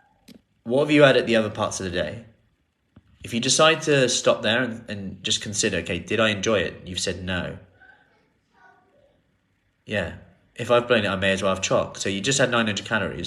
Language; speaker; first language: English; native; English